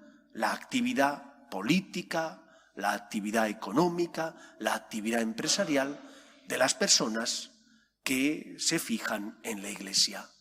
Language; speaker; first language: Spanish; native; Spanish